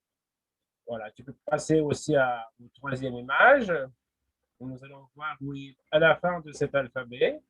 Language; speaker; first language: French; non-native, fluent; Russian